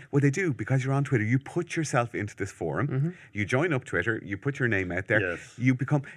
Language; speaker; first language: English; native; English